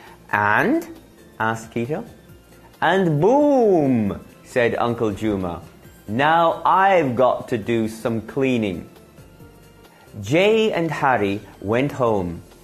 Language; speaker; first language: English; native; English